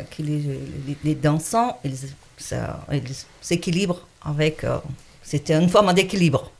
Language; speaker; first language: French; non-native, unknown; Portuguese